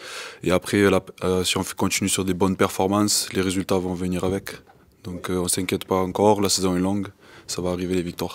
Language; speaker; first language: French; native; French